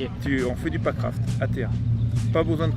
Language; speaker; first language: French; native; French